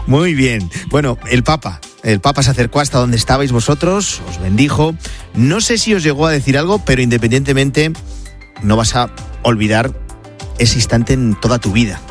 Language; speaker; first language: Spanish; native; Spanish